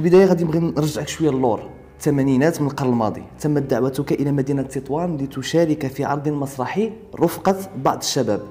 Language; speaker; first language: Arabic; native; Arabic